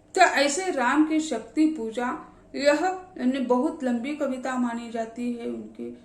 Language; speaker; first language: Hindi; non-native, local second language; Marathi